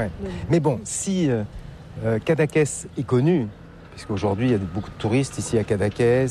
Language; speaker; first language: French; native; French